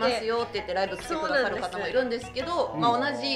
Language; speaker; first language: Japanese; native; Japanese